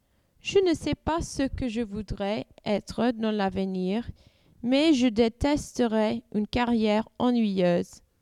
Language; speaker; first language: French; non-native, learner; English